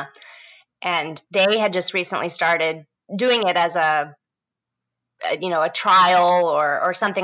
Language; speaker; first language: English; native; English